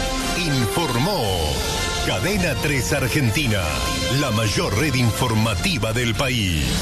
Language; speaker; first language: Spanish; native; Spanish